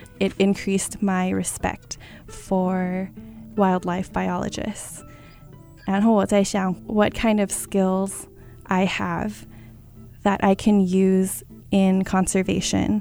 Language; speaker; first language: English; early bilingual, other home language; Chinese